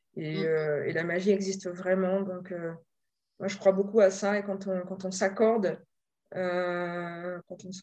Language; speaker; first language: French; native; French